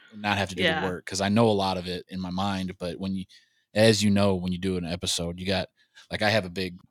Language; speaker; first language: English; native; English